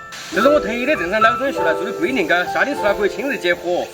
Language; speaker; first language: Chinese; native; Chinese